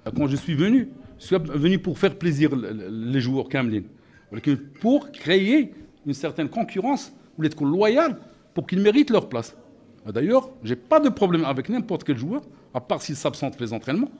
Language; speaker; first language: French; non-native, local second language; Arabic